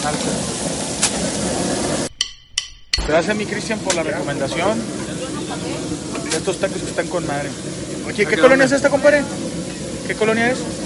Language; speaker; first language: Spanish; native; Spanish